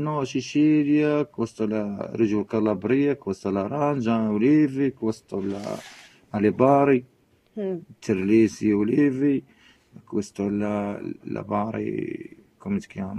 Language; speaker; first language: Italian; non-native, learner; Arabic